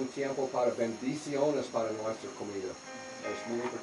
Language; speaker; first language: Spanish; non-native, learner; English